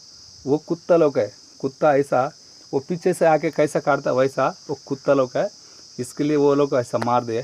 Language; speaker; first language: Hindi; non-native, local second language; Telugu